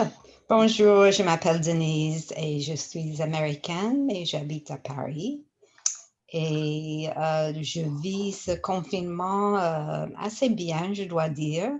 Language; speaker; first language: French; non-native, fluent; English